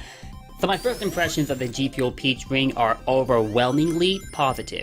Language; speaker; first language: English; native; English